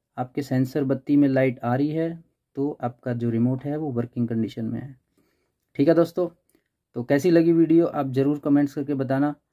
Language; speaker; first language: Hindi; native; Hindi